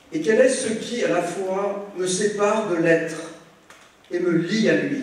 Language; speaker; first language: French; native; French